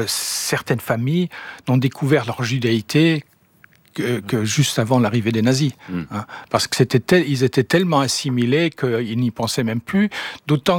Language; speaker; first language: French; non-native, fluent; German